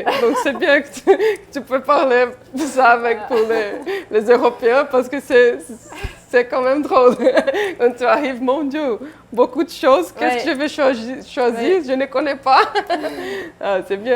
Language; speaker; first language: French; non-native, learner; Portuguese